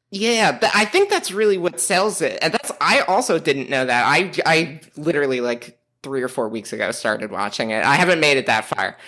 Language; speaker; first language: English; native; English